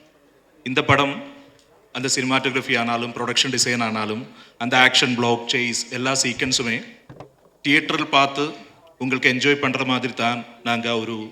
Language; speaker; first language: Tamil; non-native, learner; Malayalam